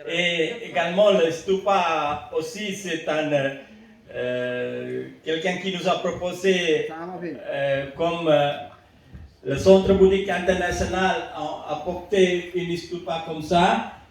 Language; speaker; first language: French; non-native, fluent; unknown